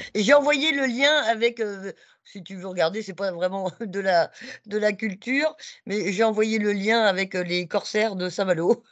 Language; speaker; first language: French; native; French